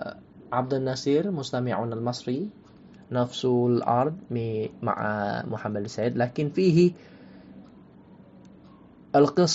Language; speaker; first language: Arabic; non-native, fluent; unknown